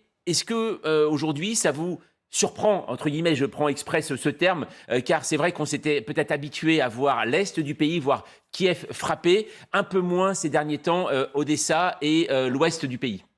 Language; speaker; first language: French; native; French